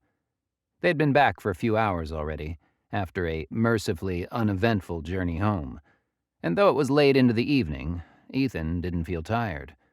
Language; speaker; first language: English; native; English